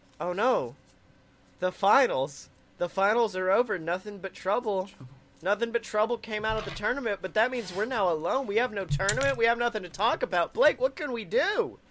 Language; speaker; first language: English; native; English